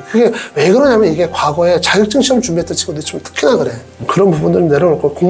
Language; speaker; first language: Korean; native; Korean